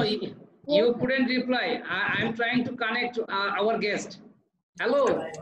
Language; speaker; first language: English; non-native, learner; Bangla